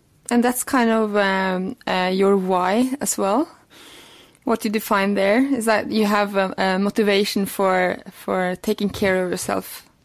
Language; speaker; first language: English; non-native, fluent; Norwegian